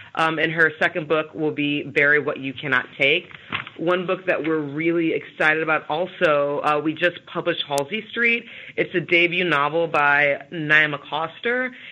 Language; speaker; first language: English; native; English